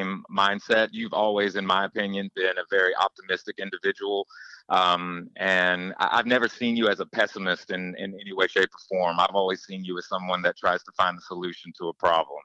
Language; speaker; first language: English; native; English